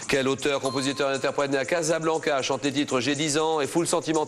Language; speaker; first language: French; native; French